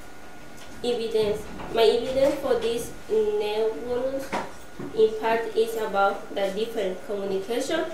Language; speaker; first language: English; non-native, learner; Spanish